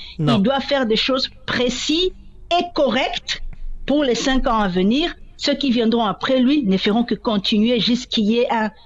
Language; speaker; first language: French; non-native, local second language; Swahili